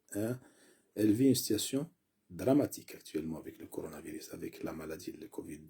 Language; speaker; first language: French; non-native, local second language; Arabic